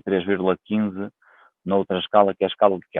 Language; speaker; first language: Portuguese; native; Portuguese